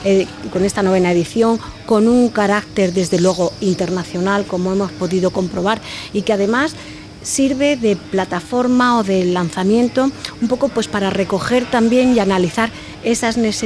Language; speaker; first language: Spanish; native; Spanish